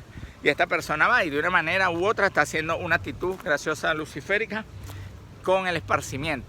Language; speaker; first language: Spanish; native; Spanish